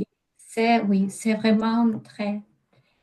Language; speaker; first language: French; non-native, learner; Ukrainian